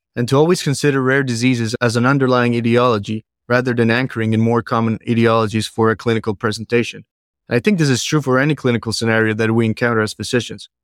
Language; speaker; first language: English; non-native, fluent; Spanish